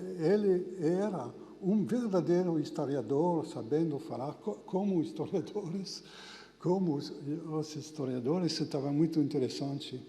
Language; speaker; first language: Portuguese; non-native, fluent; French